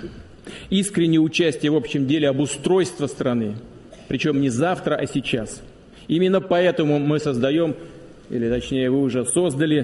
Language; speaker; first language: Russian; native; Russian